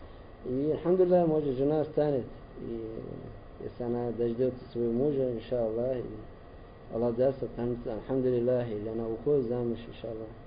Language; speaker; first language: Russian; non-native, learner; Arabic